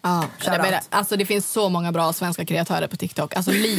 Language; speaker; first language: Swedish; native; Swedish